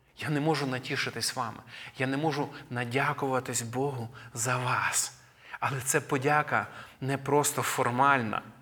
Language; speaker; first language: Ukrainian; native; Ukrainian